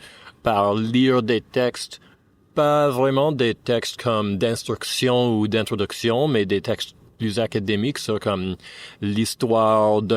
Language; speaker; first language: French; non-native, fluent; English